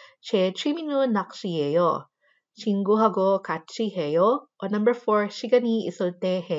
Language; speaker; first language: Korean; non-native, fluent; Filipino